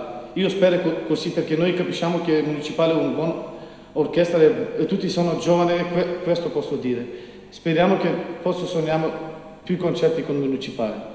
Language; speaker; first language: Italian; non-native, learner; Macedonian